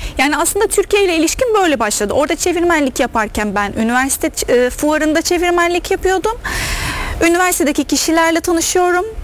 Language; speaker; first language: Turkish; non-native, fluent; Arabic